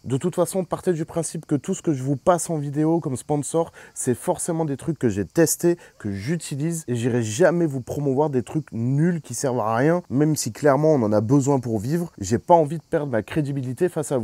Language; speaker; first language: French; native; French